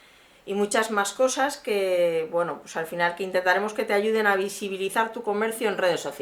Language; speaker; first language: Spanish; native; Spanish